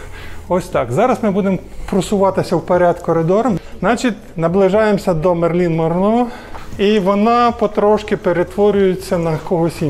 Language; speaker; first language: Ukrainian; native; Ukrainian